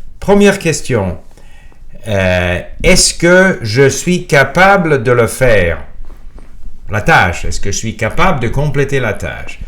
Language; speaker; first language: French; non-native, fluent; English